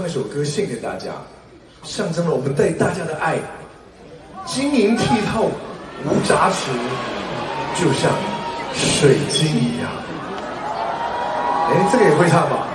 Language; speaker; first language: Chinese; native; Chinese